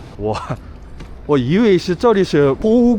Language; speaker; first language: Chinese; non-native, learner; Korean